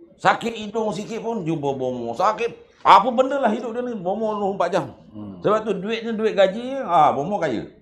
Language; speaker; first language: Malay; native; Malay